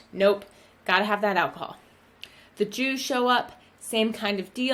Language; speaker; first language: English; native; English